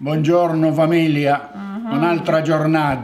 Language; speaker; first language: Italian; non-native, fluent; Spanish